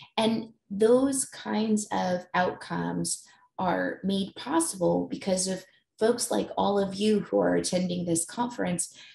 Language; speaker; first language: English; native; English